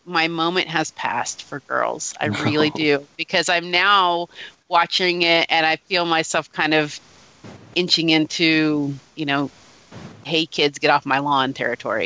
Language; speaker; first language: English; native; English